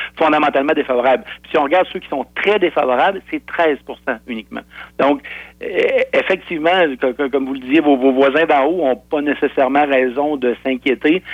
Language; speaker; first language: French; native; French